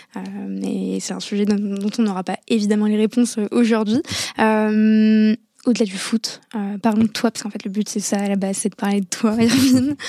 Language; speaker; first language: French; non-native, local second language; Arabic